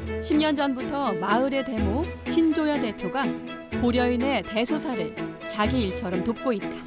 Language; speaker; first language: Korean; native; Korean